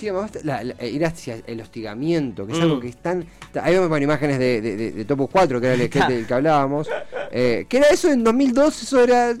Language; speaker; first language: Spanish; native; Spanish